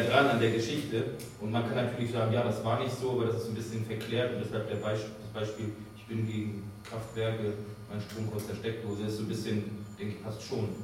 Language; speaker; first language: German; native; German